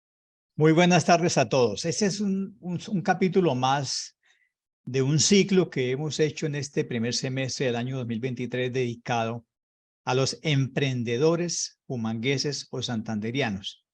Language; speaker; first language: Spanish; native; Spanish